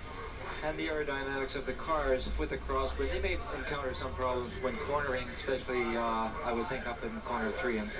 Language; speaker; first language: English; native; English